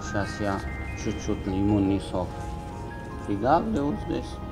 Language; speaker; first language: Russian; non-native, learner; Arabic